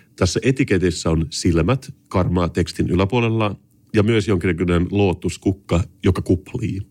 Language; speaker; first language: Finnish; native; Finnish